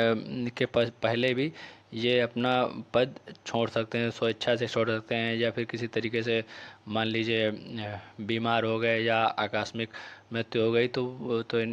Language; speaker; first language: Hindi; native; Hindi